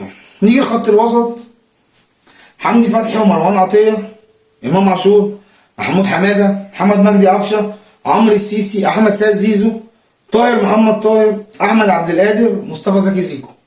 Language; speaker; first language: Arabic; native; Arabic